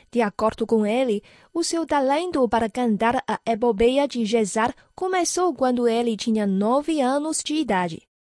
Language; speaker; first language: Portuguese; non-native, fluent; Chinese